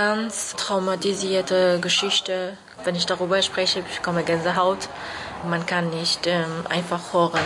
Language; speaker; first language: German; non-native, fluent; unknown